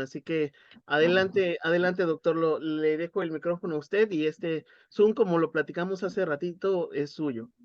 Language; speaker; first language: Spanish; native; Spanish